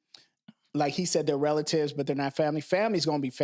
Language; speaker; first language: English; native; English